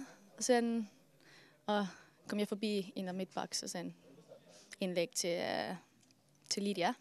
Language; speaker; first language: Swedish; non-native, fluent; Danish